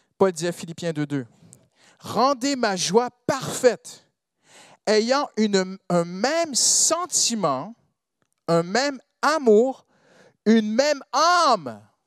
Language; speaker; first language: French; non-native, fluent; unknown